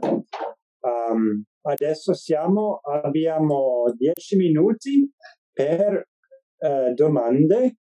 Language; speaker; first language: Italian; non-native, fluent; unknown